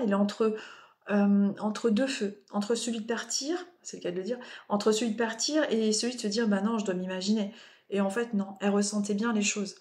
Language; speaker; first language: French; native; French